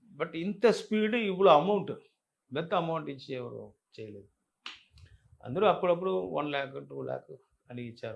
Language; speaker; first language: Telugu; non-native, local second language; Tamil